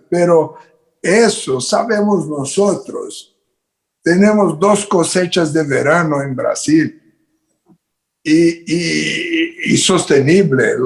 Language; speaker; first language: Spanish; non-native, fluent; Portuguese